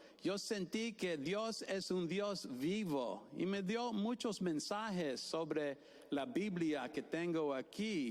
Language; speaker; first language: Spanish; non-native, fluent; English